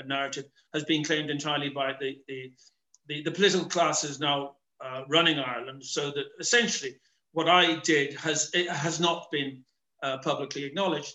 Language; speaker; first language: English; native; English